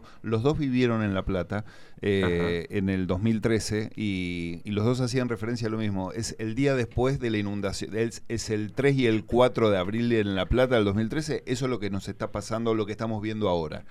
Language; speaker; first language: Spanish; native; Spanish